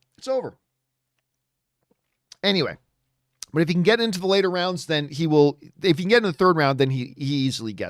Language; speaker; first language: English; native; English